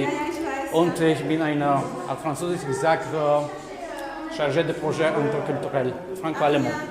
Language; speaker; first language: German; non-native, learner; Polish